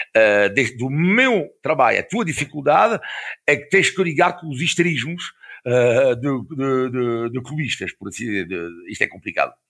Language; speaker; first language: Portuguese; non-native, fluent; French